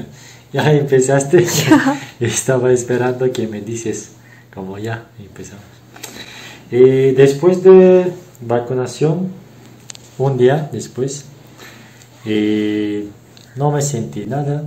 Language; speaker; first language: Spanish; non-native, learner; Turkish